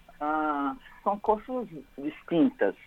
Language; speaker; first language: Spanish; non-native, learner; Portuguese